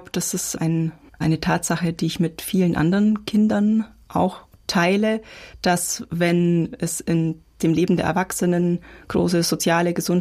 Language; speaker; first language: German; native; German